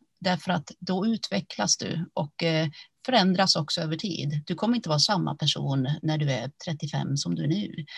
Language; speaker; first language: Swedish; early bilingual, other home language; Finnish